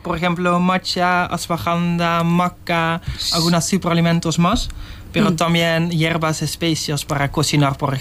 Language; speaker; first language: Spanish; non-native, learner; Dutch